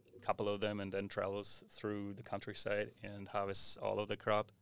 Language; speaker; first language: English; non-native, fluent; German